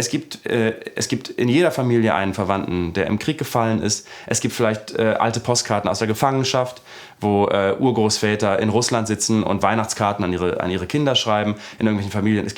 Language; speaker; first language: German; native; German